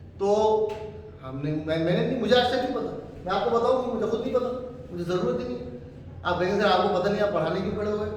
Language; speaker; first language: Urdu; native; Urdu